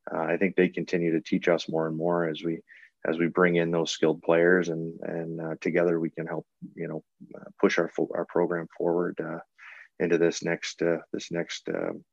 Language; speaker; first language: English; native; English